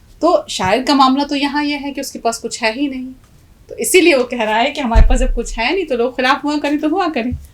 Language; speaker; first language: Urdu; native; Urdu